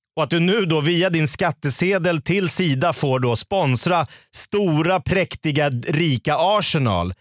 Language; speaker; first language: Swedish; native; Swedish